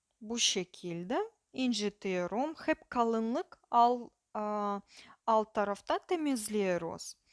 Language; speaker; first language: Turkish; non-native, learner; Russian